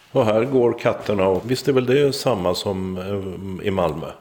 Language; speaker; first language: Swedish; native; Swedish